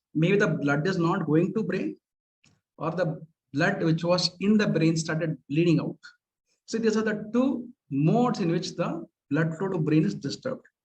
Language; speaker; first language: English; non-native, local second language; Kannada